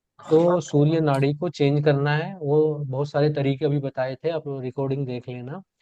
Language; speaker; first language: Hindi; native; Hindi